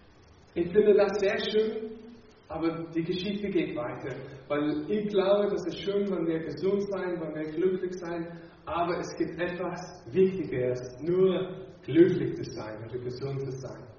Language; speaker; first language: German; non-native, fluent; English